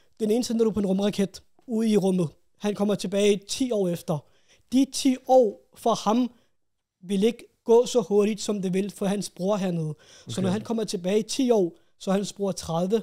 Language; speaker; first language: Danish; early bilingual, other home language; Urdu